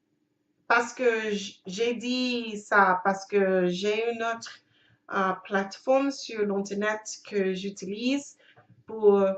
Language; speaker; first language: French; non-native, learner; English